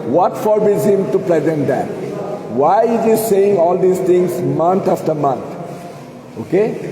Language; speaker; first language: English; non-native, local second language; Assamese